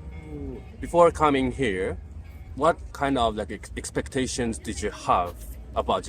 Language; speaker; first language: English; non-native, learner; Japanese